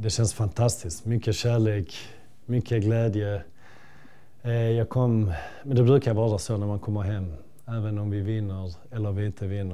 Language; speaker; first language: Swedish; early bilingual, other home language; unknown